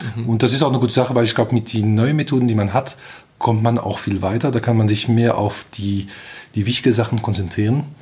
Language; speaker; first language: German; non-native, fluent; French